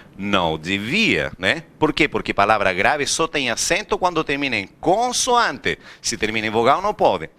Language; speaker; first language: Portuguese; non-native, fluent; Spanish